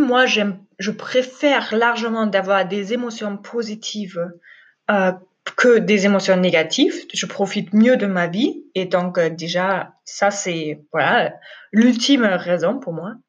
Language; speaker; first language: French; non-native, fluent; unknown